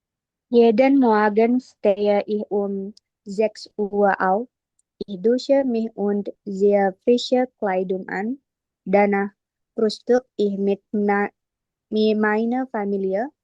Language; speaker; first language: German; non-native, learner; Indonesian